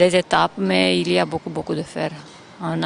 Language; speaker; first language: French; non-native, learner; Romanian